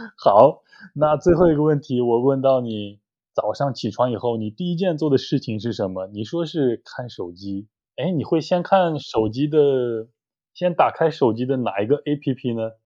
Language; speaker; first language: Chinese; native; Chinese